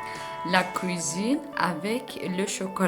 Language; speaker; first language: French; non-native, learner; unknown